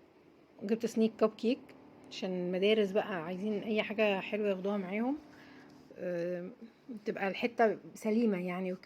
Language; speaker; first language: Arabic; native; Arabic